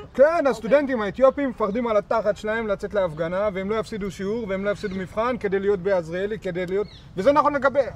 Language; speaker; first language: Hebrew; early bilingual, other home language; Amharic